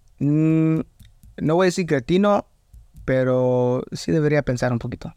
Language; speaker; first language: Spanish; early bilingual, heritage; Spanish